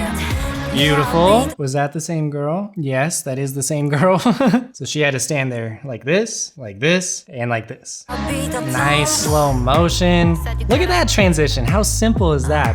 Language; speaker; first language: English; native; English